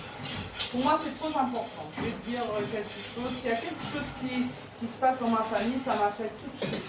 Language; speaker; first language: French; non-native, fluent; Portuguese